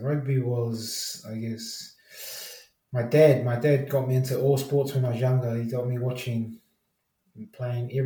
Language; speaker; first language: English; native; English